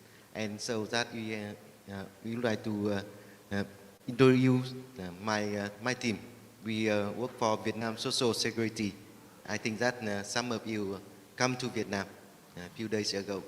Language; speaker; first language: English; non-native, learner; Vietnamese